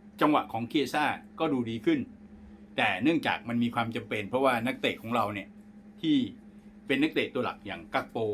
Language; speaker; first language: Thai; native; Thai